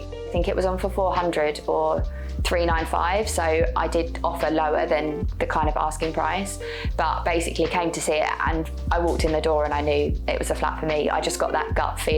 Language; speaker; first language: English; native; English